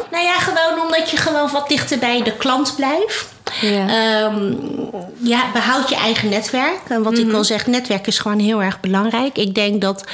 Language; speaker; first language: Dutch; early bilingual, other home language; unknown